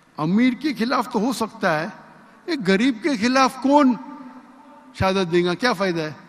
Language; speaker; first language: Urdu; non-native, local second language; Konkani